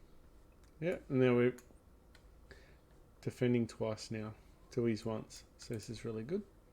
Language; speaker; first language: English; native; English